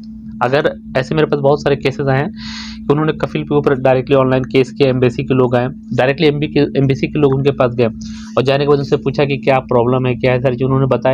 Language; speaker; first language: Hindi; native; Hindi